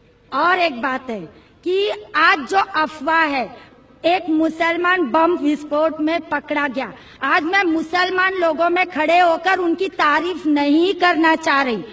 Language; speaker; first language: Hindi; non-native, local second language; Marathi